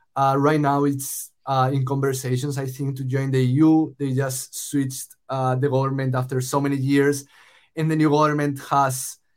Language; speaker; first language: English; non-native, fluent; Spanish